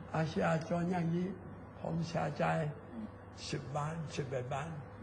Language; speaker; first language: Thai; non-native, learner; Chinese